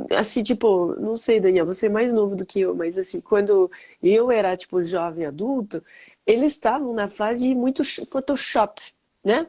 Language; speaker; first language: Portuguese; non-native, fluent; French